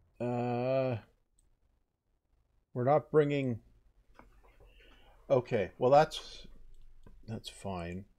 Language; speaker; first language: English; native; English